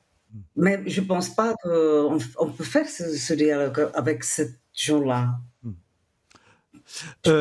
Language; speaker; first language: French; non-native, fluent; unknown